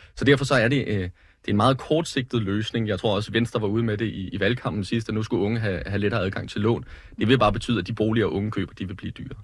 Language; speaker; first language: Danish; native; Danish